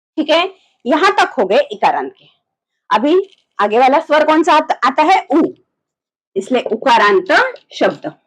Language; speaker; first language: Hindi; non-native, local second language; Marathi